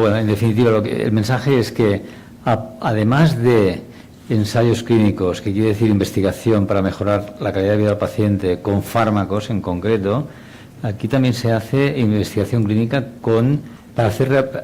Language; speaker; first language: Spanish; non-native, local second language; Catalan